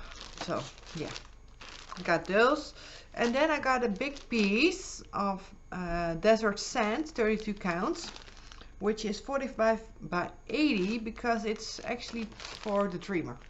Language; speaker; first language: English; non-native, fluent; Dutch